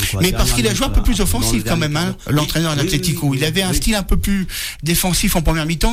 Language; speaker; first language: French; native; French